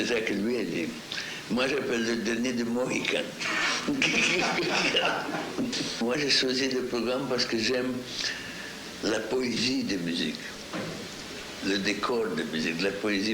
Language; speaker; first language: French; non-native, fluent; Russian